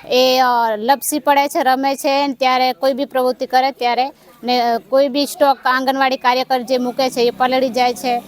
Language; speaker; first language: Gujarati; native; Gujarati